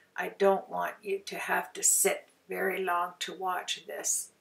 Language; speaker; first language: English; native; English